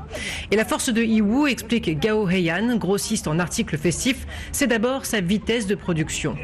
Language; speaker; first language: French; native; French